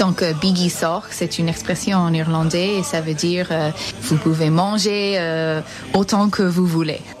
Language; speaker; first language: French; non-native, fluent; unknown